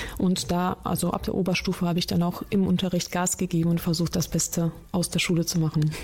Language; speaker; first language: German; early bilingual, other home language; Russian